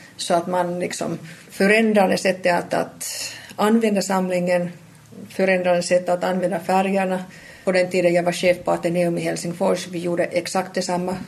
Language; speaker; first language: Swedish; non-native, local second language; Finnish